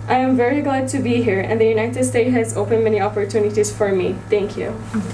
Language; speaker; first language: English; early bilingual, other home language; Arabic